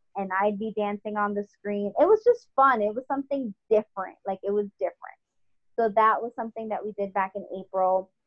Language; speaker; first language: English; native; English